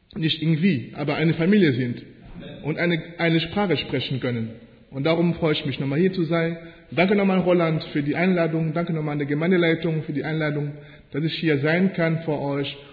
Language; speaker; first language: German; non-native, fluent; French